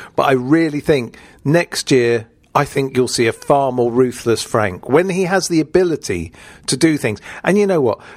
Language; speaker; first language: English; native; English